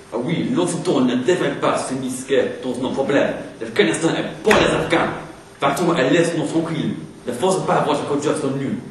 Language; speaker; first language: French; non-native, learner; English